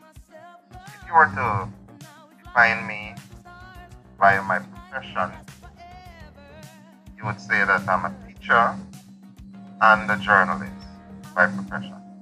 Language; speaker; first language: English; native; English